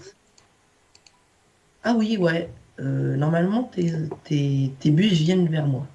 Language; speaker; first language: French; native; French